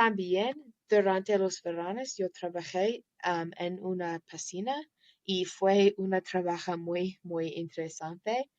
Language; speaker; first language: Spanish; non-native, learner; English